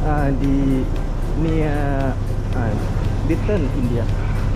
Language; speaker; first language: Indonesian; non-native, learner; Lao